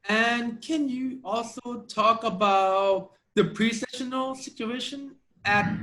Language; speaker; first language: English; non-native, fluent; Thai